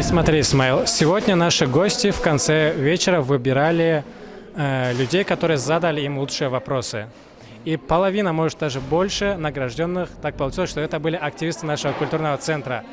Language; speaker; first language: Russian; native; Russian